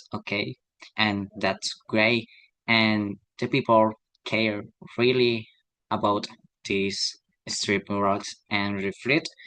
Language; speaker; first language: English; non-native, learner; Spanish